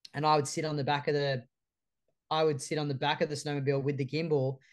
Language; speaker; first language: English; native; English